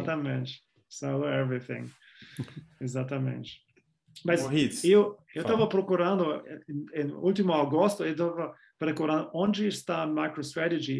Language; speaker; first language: Portuguese; non-native, fluent; German